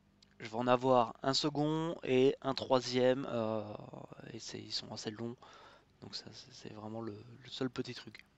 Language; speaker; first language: French; native; French